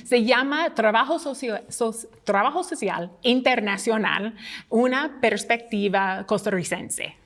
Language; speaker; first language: Spanish; non-native, fluent; English